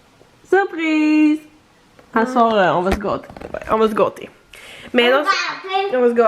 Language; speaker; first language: French; native; French